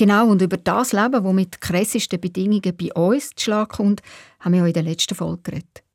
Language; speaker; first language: German; native; German